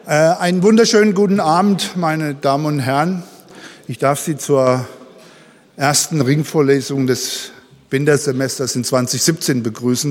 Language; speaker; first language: German; native; German